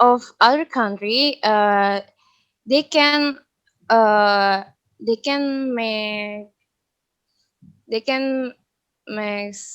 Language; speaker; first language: English; non-native, learner; Indonesian